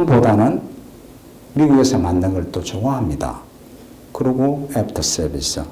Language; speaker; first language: Korean; native; Korean